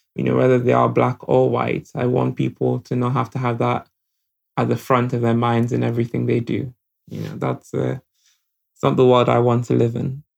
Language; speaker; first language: English; non-native, local second language; Yoruba